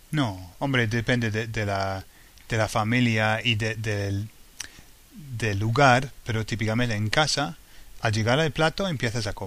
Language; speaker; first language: Spanish; non-native, fluent; English